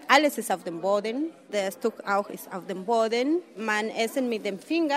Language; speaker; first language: German; non-native, learner; Spanish